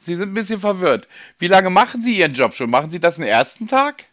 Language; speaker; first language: German; native; German